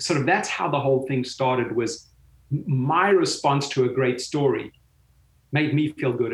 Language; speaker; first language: English; native; English